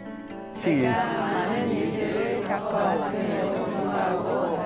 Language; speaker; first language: Korean; native; Korean